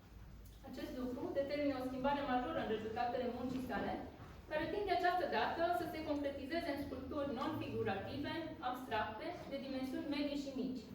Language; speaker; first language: Romanian; native; Romanian